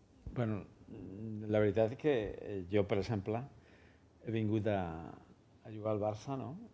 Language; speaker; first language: Catalan; non-native, local second language; Spanish